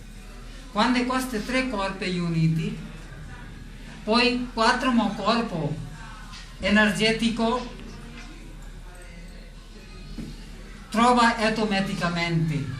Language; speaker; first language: Italian; non-native, learner; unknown